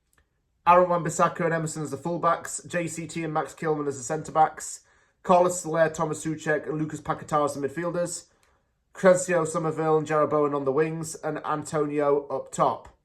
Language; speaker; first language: English; native; English